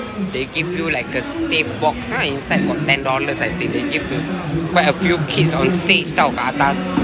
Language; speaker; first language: English; non-native, local second language; Malay